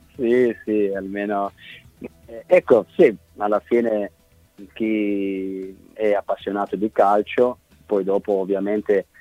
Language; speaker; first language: Italian; non-native, fluent; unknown